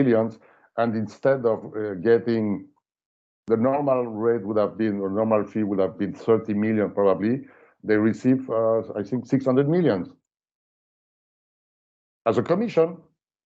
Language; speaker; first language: English; non-native, fluent; French